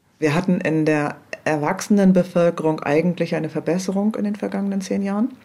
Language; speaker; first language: German; native; German